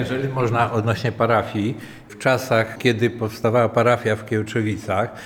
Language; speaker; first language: Polish; native; Polish